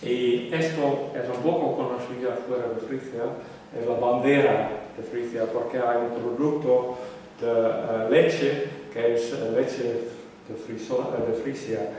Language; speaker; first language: Spanish; non-native, learner; Western Frisian